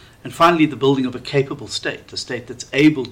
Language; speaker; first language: English; native; English